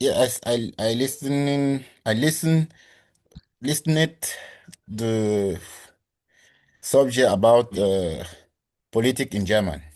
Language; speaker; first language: English; non-native, learner; French